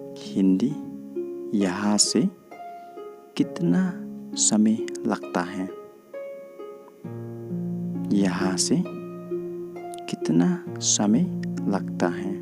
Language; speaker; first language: Hindi; non-native, local second language; Khasi